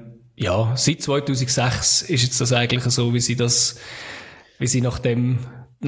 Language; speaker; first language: German; native; German